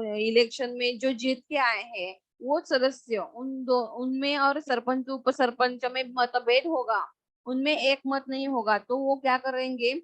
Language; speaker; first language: Hindi; non-native, local second language; Marathi